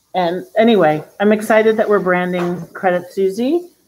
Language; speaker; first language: English; native; English